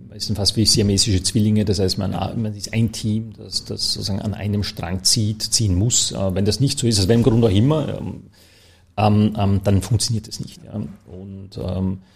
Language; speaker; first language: German; native; German